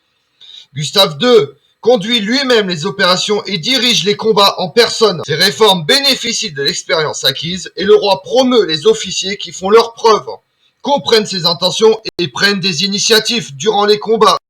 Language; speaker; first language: French; native; French